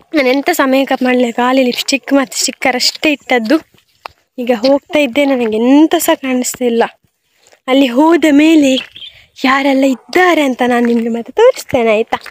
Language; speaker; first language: Kannada; non-native, local second language; Tulu